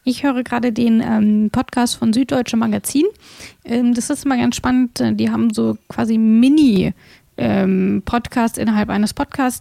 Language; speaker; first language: German; native; German